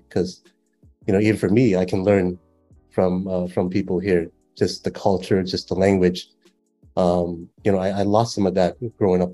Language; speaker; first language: English; native; English